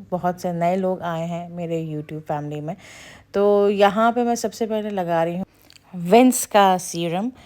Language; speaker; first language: Urdu; native; Urdu